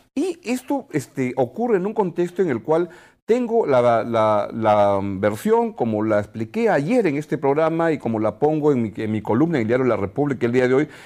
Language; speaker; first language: Spanish; native; Spanish